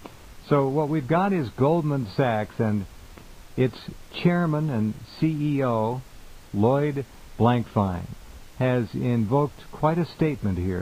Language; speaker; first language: English; native; English